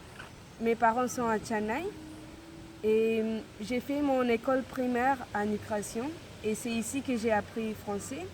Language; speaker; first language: French; non-native, fluent; Tamil